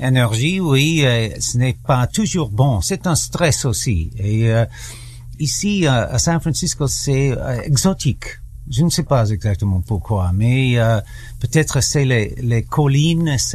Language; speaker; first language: French; non-native, learner; English